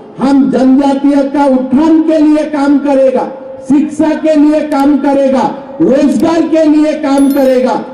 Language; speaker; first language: Hindi; non-native, local second language; Assamese